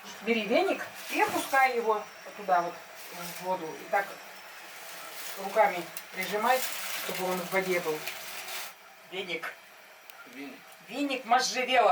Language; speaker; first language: Russian; native; Russian